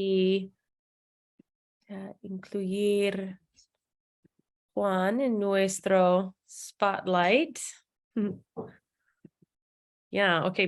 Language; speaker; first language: Spanish; non-native, fluent; English